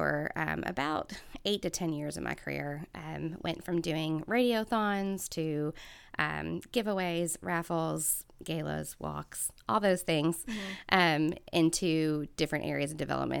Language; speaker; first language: English; native; English